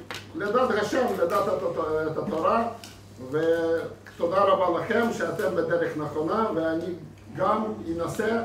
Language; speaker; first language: Hebrew; non-native, fluent; Russian